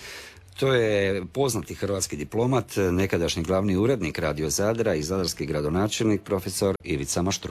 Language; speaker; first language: Croatian; native; Croatian